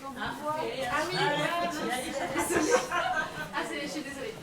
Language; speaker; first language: French; native; French